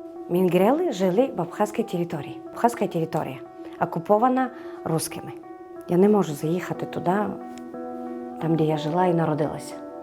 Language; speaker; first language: Ukrainian; non-native, fluent; Georgian